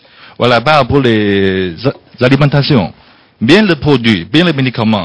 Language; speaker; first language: French; non-native, fluent; Chinese